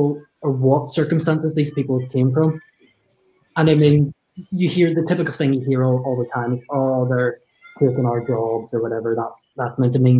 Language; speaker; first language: English; native; English